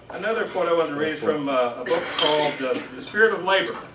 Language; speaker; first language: English; native; English